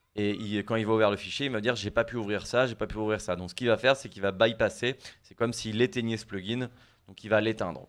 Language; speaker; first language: French; native; French